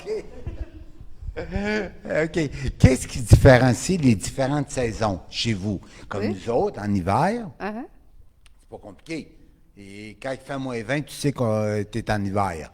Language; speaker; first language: French; native; French